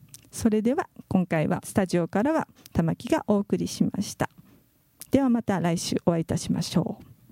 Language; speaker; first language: Japanese; native; Japanese